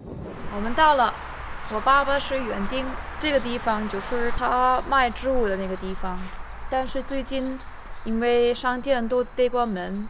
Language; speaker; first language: Chinese; early bilingual, heritage; Chinese